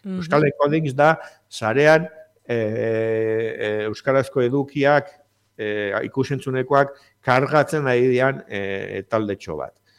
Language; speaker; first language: Basque; native; Basque